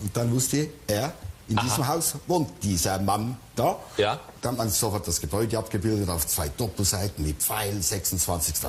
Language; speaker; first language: German; native; German